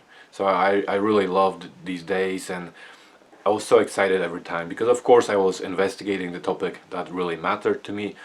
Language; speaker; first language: English; non-native, fluent; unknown